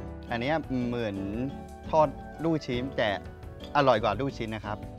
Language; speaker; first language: Thai; non-native, fluent; Chinese